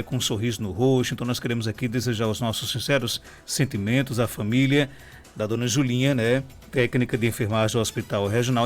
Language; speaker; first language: Portuguese; native; Portuguese